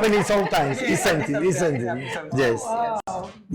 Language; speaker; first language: English; non-native, learner; Spanish